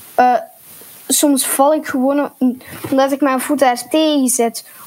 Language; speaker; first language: Dutch; early bilingual, other home language; Lithuanian